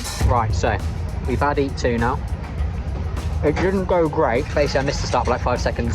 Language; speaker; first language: English; native; English